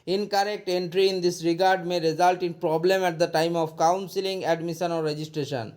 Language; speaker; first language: English; non-native, local second language; Bangla